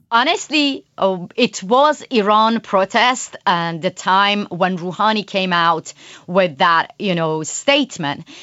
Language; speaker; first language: English; non-native, fluent; Persian